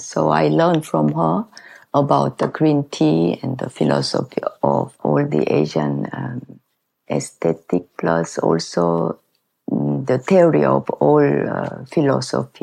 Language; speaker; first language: English; non-native, learner; Korean